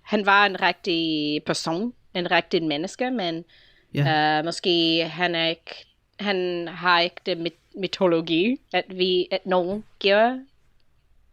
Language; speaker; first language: Danish; non-native, fluent; English